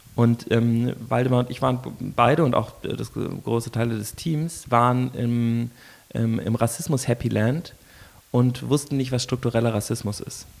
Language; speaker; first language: German; native; German